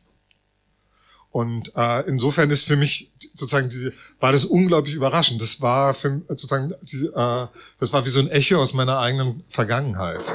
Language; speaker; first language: German; native; German